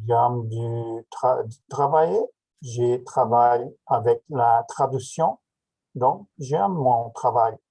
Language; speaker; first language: French; non-native, learner; Portuguese